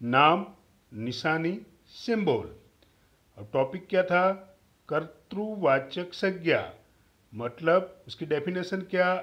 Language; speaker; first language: Hindi; non-native, local second language; Gujarati